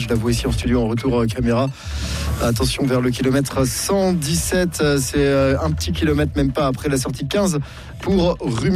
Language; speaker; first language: French; native; French